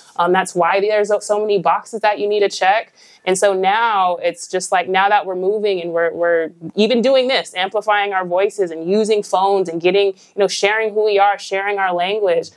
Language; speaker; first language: English; native; English